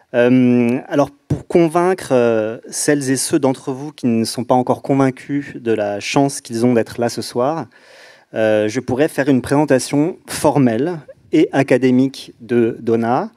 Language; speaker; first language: French; native; French